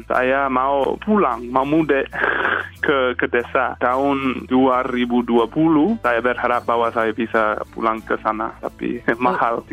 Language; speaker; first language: Indonesian; non-native, fluent; English